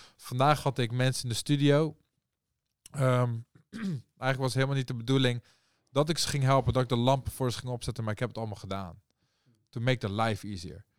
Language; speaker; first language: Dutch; early bilingual, other home language; Persian